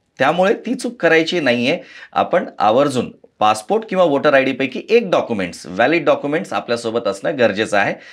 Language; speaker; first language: Marathi; non-native, fluent; Nepali